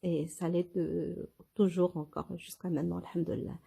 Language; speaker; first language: French; non-native, local second language; Arabic